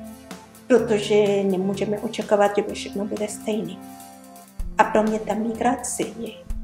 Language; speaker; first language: Czech; non-native, learner; Spanish